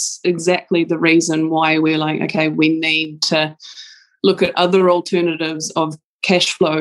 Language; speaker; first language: English; native; English